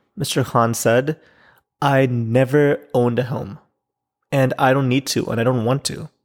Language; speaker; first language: English; non-native, local second language; Urdu